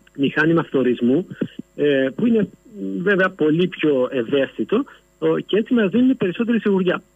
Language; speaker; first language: Greek; native; Greek